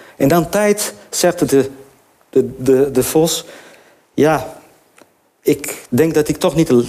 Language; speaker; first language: Dutch; non-native, fluent; Portuguese